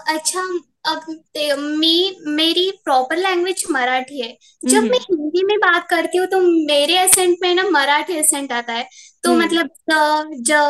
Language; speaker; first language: Hindi; non-native, local second language; Marathi